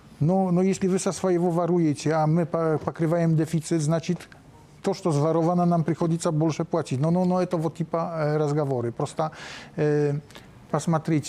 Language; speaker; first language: Polish; non-native, learner; Russian